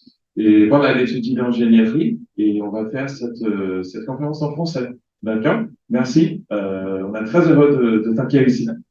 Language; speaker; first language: French; non-native, fluent; Portuguese